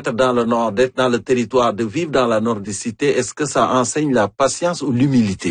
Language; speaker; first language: French; native; French